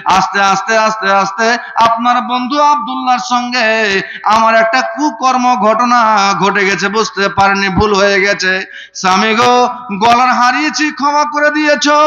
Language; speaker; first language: Bangla; non-native, fluent; Urdu